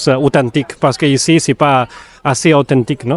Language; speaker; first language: French; non-native, fluent; Chinese